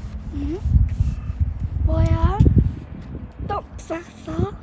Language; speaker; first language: Korean; early bilingual, heritage; Japanese